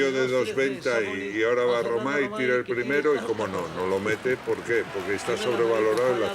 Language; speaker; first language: Spanish; native; Spanish